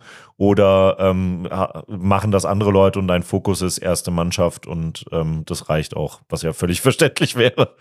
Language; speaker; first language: German; native; German